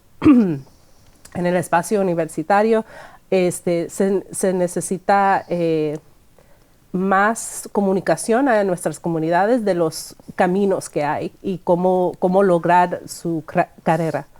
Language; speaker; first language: Spanish; early bilingual, heritage; Spanish